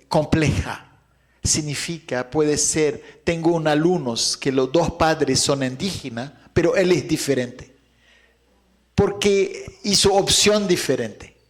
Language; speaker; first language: Spanish; non-native, fluent; Arabic